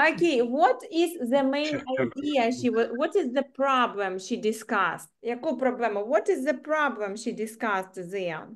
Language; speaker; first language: English; non-native, fluent; Ukrainian